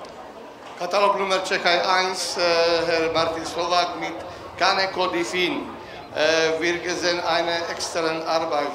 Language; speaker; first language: German; non-native, learner; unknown